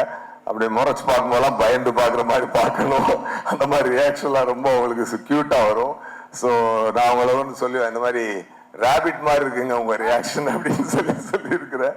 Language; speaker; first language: Tamil; native; Tamil